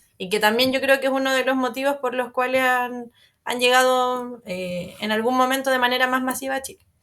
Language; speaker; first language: Spanish; native; Spanish